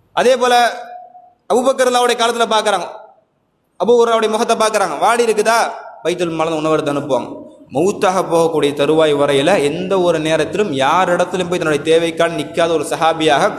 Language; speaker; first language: Tamil; native; Tamil